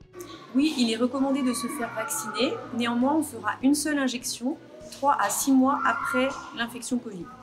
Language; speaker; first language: French; native; French